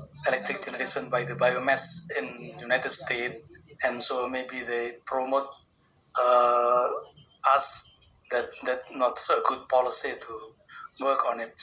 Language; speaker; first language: English; non-native, learner; Indonesian